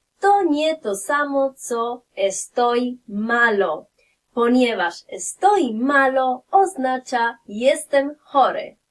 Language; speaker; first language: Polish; non-native, fluent; Spanish